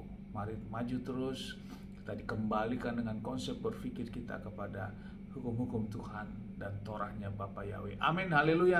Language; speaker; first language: Indonesian; native; Indonesian